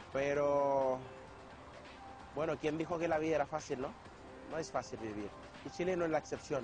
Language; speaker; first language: Spanish; non-native, fluent; Haitian Creole